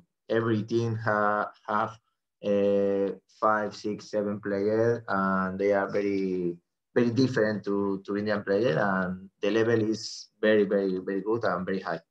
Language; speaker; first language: English; non-native, fluent; Spanish